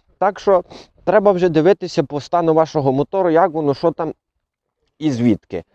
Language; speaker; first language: Ukrainian; native; Ukrainian